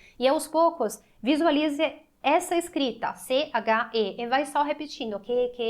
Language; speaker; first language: Portuguese; non-native, fluent; Italian